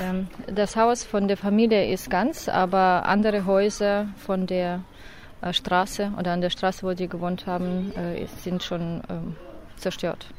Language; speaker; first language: German; non-native, fluent; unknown